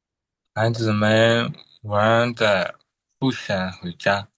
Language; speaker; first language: Chinese; non-native, learner; Burmese